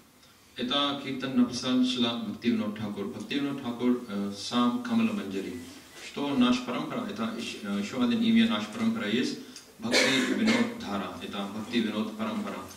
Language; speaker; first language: Russian; non-native, learner; Hindi